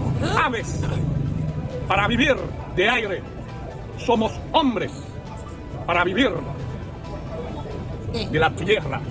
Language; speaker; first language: Spanish; non-native, learner; Haitian Creole